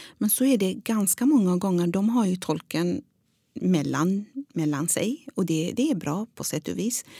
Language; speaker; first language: Swedish; non-native, fluent; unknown